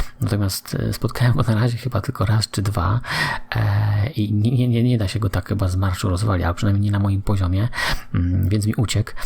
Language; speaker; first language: Polish; native; Polish